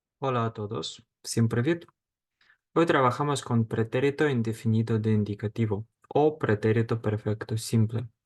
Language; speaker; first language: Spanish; non-native, fluent; Ukrainian